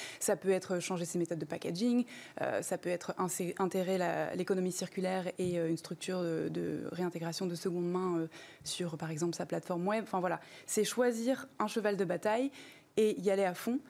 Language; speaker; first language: French; native; French